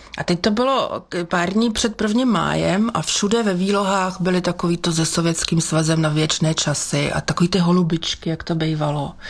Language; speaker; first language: Czech; native; Czech